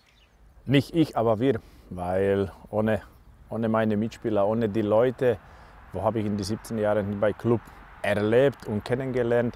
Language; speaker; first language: German; non-native, learner; Slovak